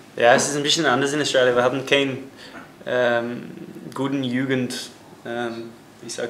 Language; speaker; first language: German; non-native, fluent; English